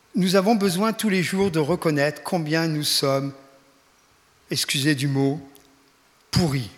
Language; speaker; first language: French; native; French